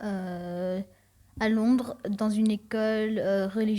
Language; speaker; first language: French; non-native, learner; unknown